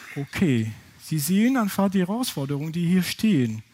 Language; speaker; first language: German; non-native, fluent; French